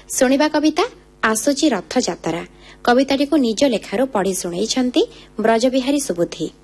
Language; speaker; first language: Odia; native; Odia